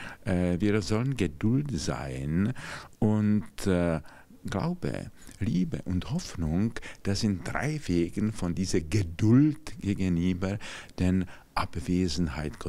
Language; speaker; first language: German; non-native, fluent; Czech